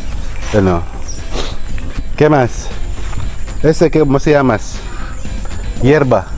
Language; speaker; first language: Spanish; non-native, learner; Filipino